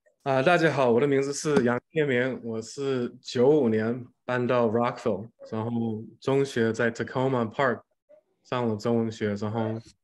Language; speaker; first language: Chinese; early bilingual, other home language; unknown